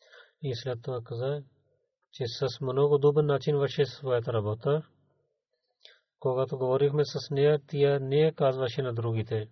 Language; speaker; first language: Bulgarian; non-native, learner; Urdu